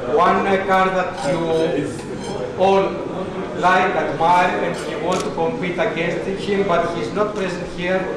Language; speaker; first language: English; non-native, fluent; Greek